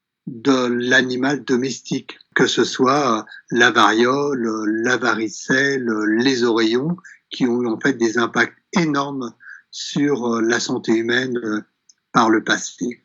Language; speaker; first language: French; native; French